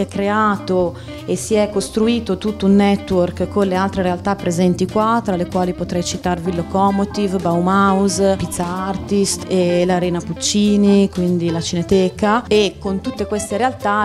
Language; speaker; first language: Italian; native; Italian